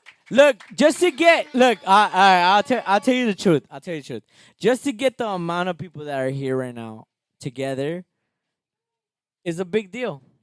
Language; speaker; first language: English; early bilingual, other home language; Spanish